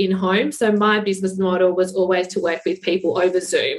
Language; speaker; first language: English; native; English